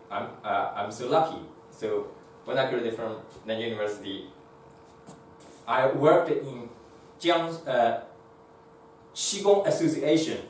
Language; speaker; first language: English; non-native, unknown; Chinese